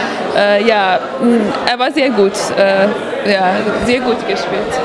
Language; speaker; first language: German; non-native, learner; Persian